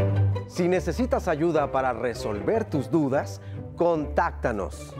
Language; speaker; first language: Spanish; native; Spanish